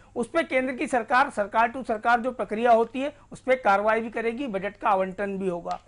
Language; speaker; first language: Hindi; native; Hindi